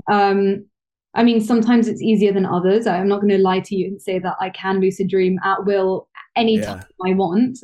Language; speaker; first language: English; native; English